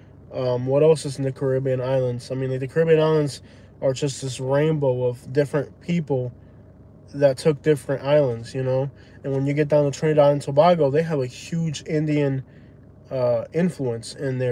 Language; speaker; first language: English; early bilingual, other home language; Spanish